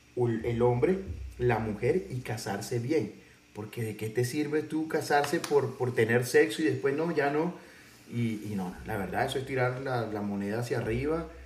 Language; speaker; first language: Spanish; native; Spanish